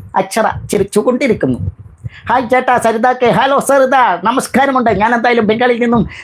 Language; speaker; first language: Malayalam; non-native, learner; Bangla